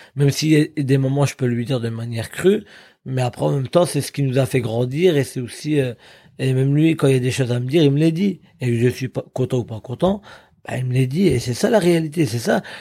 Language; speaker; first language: French; native; French